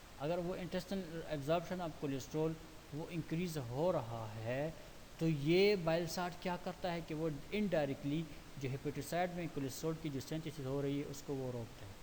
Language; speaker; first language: Urdu; non-native, local second language; Pashto